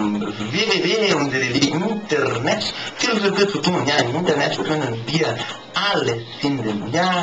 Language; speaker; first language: German; non-native, learner; Portuguese